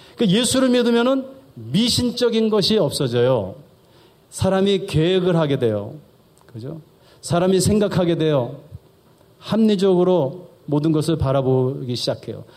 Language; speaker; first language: Korean; early bilingual, heritage; Korean